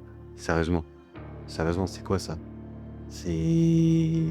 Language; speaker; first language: French; native; French